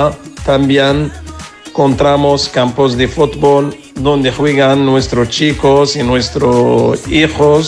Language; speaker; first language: Spanish; non-native, learner; Arabic